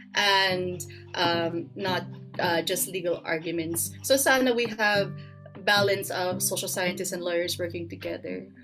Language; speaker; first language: English; native; English